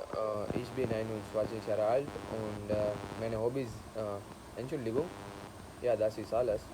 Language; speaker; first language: German; non-native, learner; Gujarati